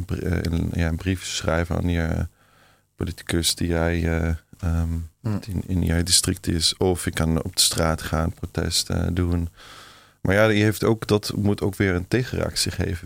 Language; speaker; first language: Dutch; non-native, fluent; German